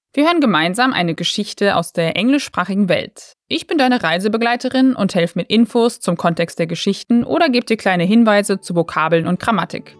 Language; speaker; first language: German; native; German